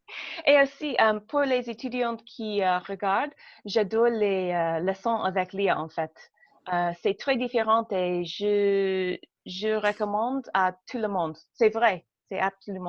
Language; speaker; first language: French; non-native, learner; English